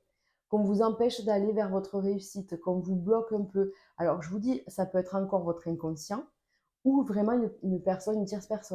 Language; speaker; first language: French; native; French